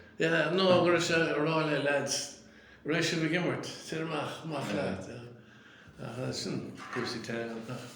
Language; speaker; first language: Irish; native; Irish